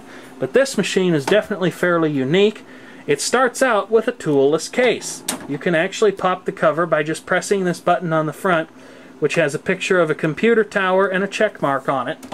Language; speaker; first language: English; native; English